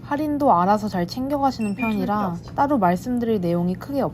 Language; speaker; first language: Korean; native; Korean